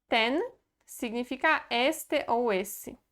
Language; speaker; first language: Portuguese; non-native, fluent; Polish